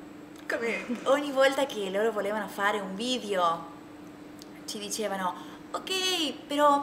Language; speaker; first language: Italian; non-native, learner; Spanish